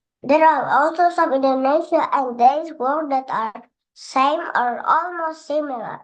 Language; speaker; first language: English; non-native, learner; Indonesian